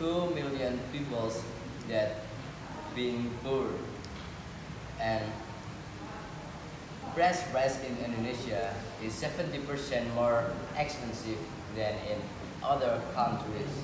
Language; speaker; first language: English; non-native, learner; Indonesian